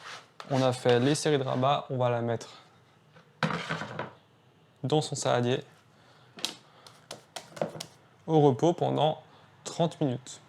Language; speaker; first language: French; native; French